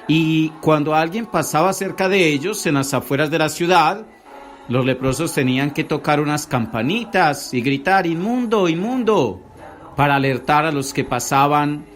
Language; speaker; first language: Spanish; native; Spanish